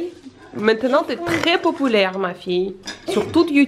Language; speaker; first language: French; non-native, fluent; Russian